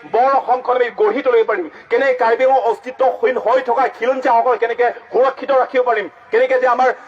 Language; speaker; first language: Assamese; non-native, local second language; Karbi